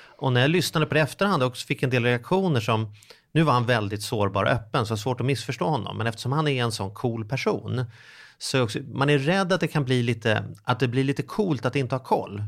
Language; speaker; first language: Swedish; native; Swedish